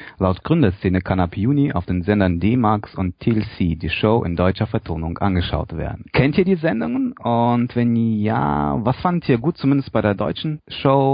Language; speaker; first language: German; native; German